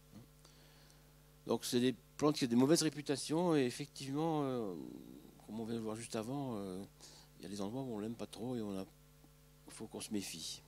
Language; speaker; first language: French; native; French